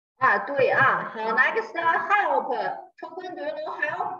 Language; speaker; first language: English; non-native, learner; Chinese